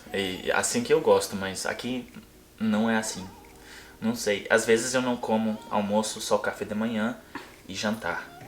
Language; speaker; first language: Portuguese; non-native, fluent; English